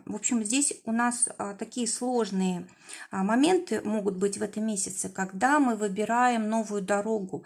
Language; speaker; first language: Russian; native; Russian